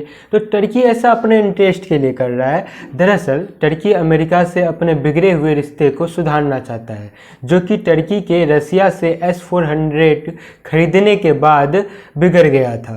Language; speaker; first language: Hindi; native; Hindi